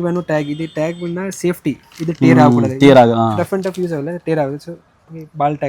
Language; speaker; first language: Malayalam; non-native, learner; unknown